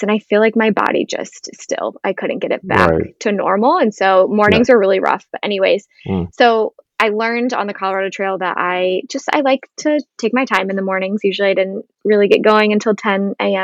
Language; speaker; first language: English; native; English